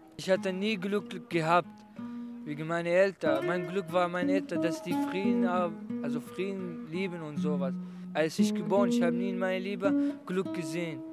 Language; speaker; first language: German; non-native, learner; Kurdish